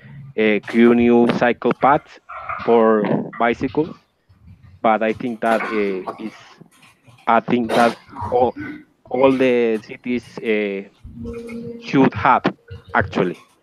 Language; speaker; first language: English; non-native, learner; Spanish